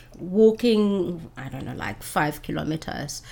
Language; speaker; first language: English; non-native, local second language; Northern Sotho